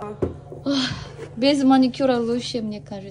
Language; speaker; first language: Russian; non-native, fluent; Korean